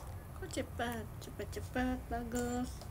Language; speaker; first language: Indonesian; early bilingual, heritage; Indonesian